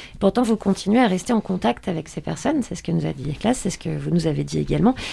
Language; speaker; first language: French; native; French